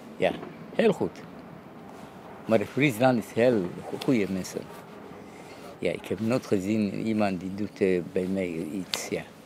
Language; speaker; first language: Dutch; non-native, learner; Somali